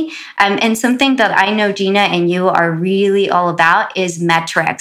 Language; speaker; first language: English; native; English